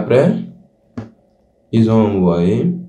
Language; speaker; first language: French; non-native, local second language; Ewe